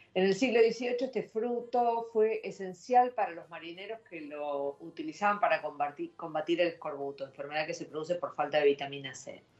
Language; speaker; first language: Spanish; native; Spanish